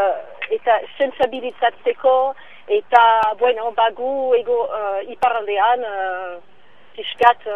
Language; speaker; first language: Basque; non-native, local second language; French